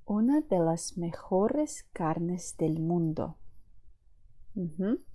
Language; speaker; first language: Spanish; non-native, fluent; Ukrainian